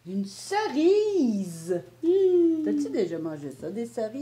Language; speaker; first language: French; native; French